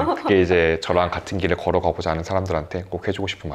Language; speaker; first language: Korean; native; Korean